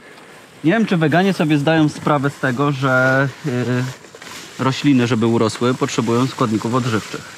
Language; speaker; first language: Polish; native; Polish